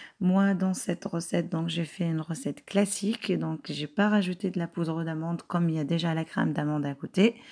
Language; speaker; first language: French; non-native, local second language; Arabic